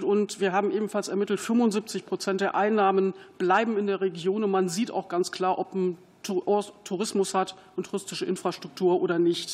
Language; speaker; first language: German; native; German